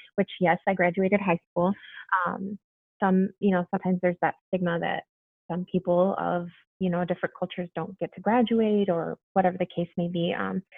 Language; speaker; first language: English; early bilingual, other home language; Spanish